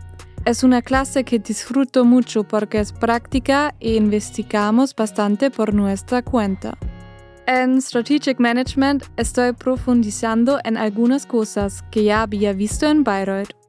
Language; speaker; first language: Spanish; non-native, fluent; German